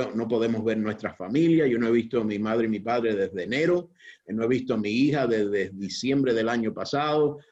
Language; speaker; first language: Spanish; early bilingual, heritage; Spanish